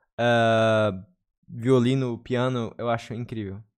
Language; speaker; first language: Portuguese; native; Portuguese